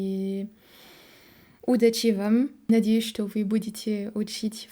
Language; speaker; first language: Russian; non-native, learner; French